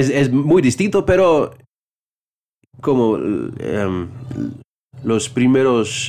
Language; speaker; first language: Spanish; non-native, fluent; English